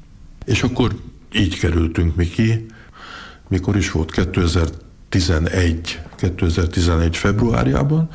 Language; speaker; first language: Hungarian; early bilingual, heritage; Hungarian